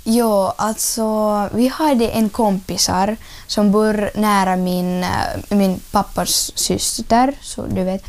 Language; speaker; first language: Swedish; non-native, learner; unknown